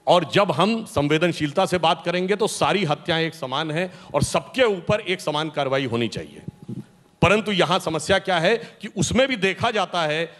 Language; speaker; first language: Hindi; native; Hindi